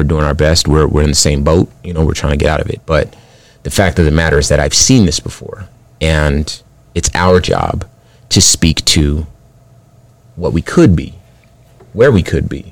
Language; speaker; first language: English; early bilingual, other home language; Spanish